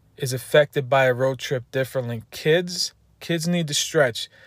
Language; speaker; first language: English; native; English